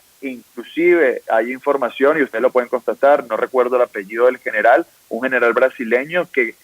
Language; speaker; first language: Spanish; native; Spanish